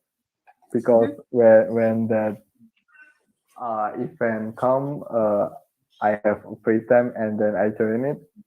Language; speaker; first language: English; non-native, learner; Indonesian